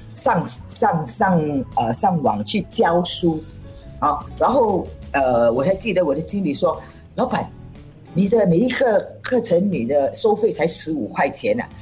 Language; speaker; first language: Chinese; non-native, local second language; Cantonese